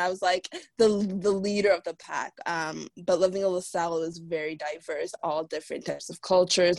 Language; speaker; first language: English; native; English